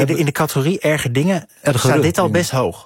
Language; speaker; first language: Dutch; native; Dutch